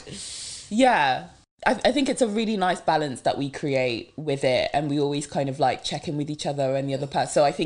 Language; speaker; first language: English; early bilingual, other home language; French